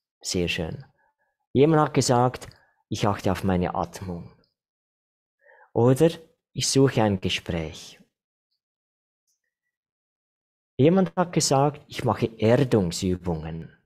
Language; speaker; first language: German; non-native, fluent; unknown